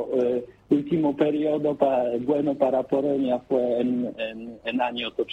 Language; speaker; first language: Spanish; non-native, learner; Polish